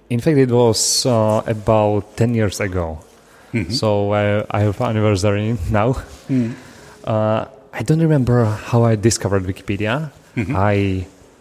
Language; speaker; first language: English; non-native, fluent; Slovak